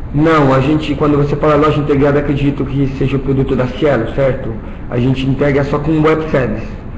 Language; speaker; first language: Portuguese; early bilingual, other home language; Italian